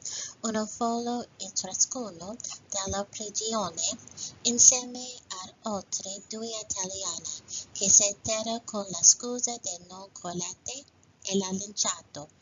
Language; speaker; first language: Italian; non-native, learner; English